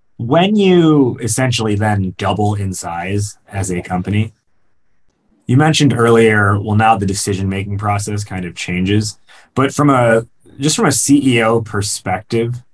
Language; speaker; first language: English; native; English